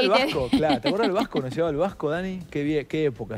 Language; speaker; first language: Spanish; native; Spanish